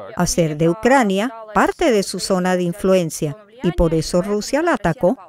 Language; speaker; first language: Spanish; non-native, fluent; Russian